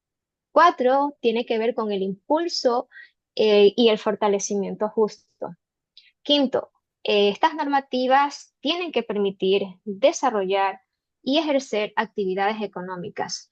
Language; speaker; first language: Spanish; native; Spanish